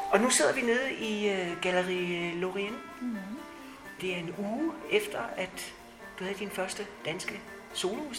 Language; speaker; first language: Danish; native; Danish